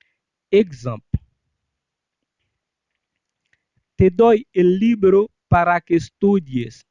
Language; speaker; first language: Spanish; non-native, fluent; Haitian Creole